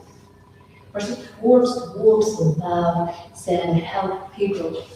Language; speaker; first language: English; non-native, learner; Russian